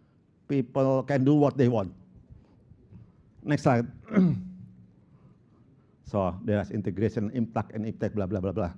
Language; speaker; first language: English; non-native, local second language; Indonesian